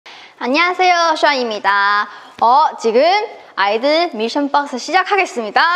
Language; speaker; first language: Korean; non-native, fluent; Chinese